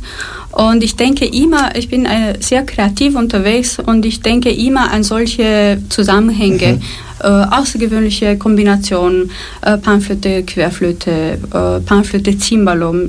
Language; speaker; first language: German; non-native, fluent; Romanian